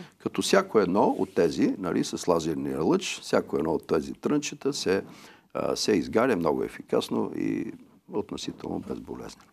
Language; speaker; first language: Bulgarian; native; Bulgarian